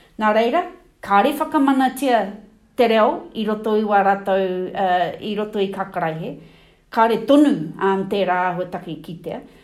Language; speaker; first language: Māori; non-native, local second language; English